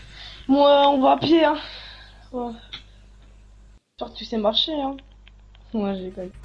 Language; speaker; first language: French; native; French